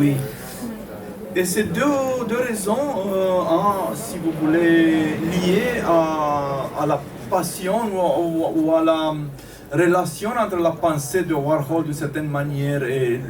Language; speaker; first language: French; non-native, fluent; Romanian